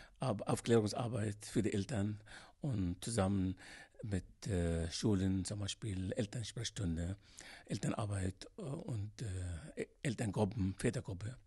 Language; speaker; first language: German; non-native, learner; Arabic